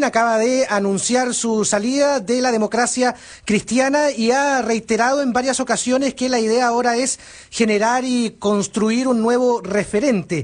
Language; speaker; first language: Spanish; native; Spanish